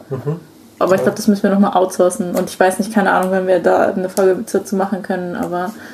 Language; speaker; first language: German; early bilingual, other home language; Chinese